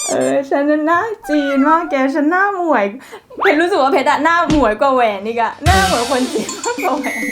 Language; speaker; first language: Thai; native; Thai